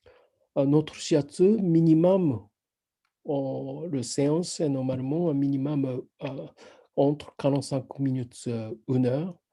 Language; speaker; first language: French; non-native, fluent; Japanese